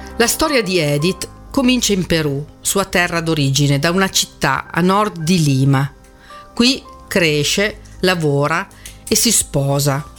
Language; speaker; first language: Italian; native; Italian